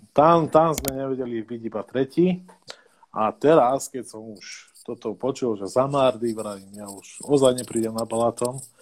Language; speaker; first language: Slovak; native; Slovak